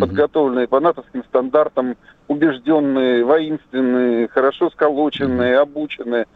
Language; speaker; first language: Russian; native; Russian